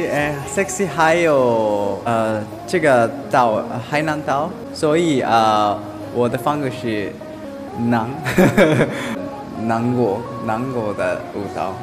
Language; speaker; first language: Chinese; non-native, learner; Japanese